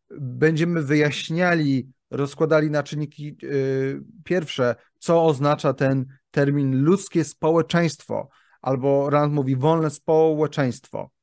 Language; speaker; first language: Polish; native; Polish